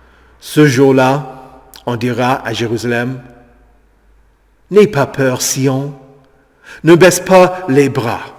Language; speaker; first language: French; native; French